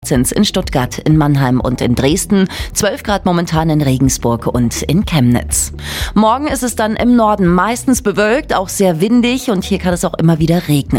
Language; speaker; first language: German; native; German